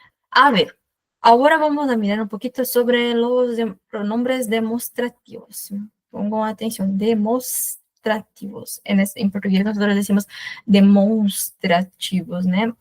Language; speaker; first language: Spanish; non-native, fluent; Portuguese